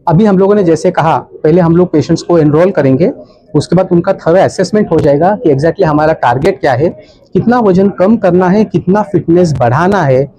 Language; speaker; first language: Hindi; non-native, local second language; Marathi